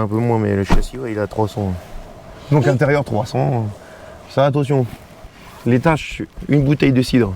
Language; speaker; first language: French; native; French